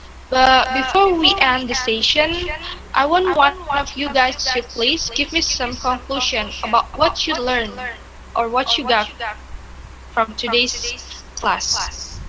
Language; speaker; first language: English; non-native, learner; Indonesian